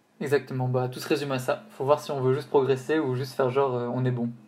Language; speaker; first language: French; native; French